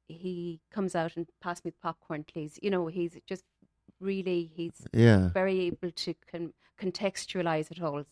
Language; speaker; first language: English; native; English